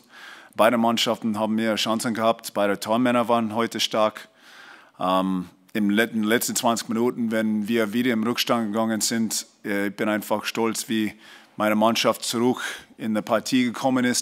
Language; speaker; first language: German; non-native, fluent; English